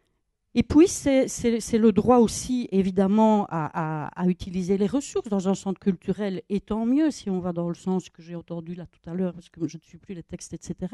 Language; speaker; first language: French; native; French